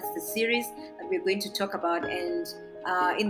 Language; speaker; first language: English; non-native, local second language; Embu